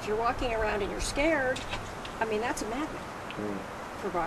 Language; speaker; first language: English; native; English